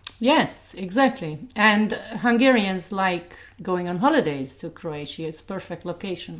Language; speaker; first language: English; non-native, fluent; Hungarian